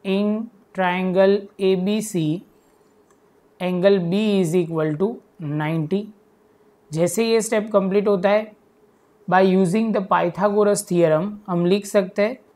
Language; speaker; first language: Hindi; non-native, local second language; Gujarati